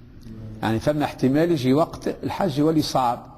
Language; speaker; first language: Arabic; native; Arabic